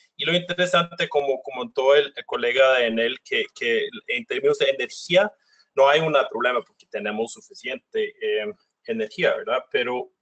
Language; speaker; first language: Spanish; non-native, fluent; Norwegian